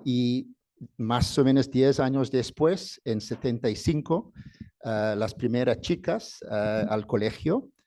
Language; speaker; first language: Spanish; non-native, fluent; English